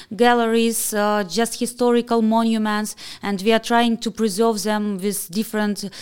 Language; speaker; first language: English; non-native, fluent; Ukrainian